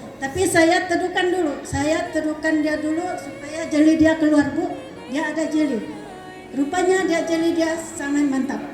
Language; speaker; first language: Indonesian; non-native, local second language; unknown